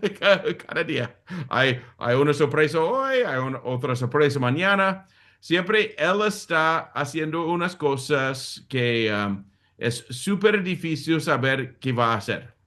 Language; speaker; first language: Spanish; non-native, fluent; English